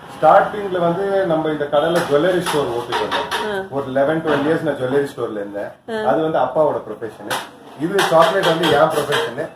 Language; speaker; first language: Tamil; non-native, local second language; Kashmiri